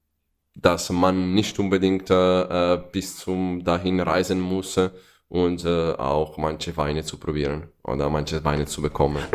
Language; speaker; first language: German; non-native, fluent; Italian